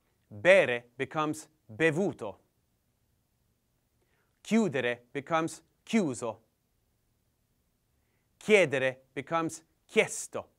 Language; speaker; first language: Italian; non-native, learner; English